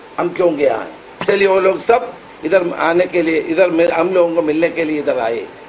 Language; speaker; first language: Hindi; non-native, local second language; Marathi